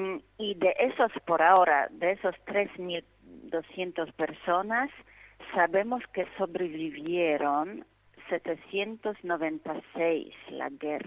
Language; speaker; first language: Spanish; non-native, fluent; Polish